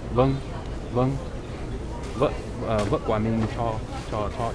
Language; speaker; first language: Vietnamese; non-native, learner; English